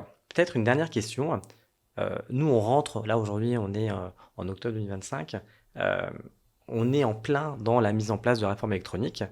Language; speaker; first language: French; native; French